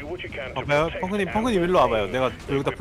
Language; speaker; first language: Korean; native; Korean